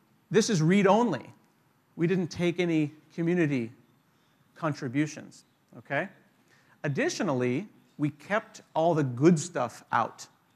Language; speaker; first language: English; native; English